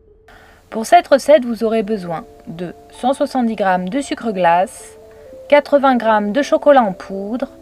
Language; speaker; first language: French; native; French